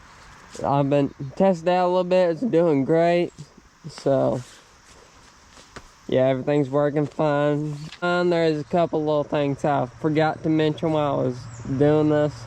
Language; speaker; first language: English; native; English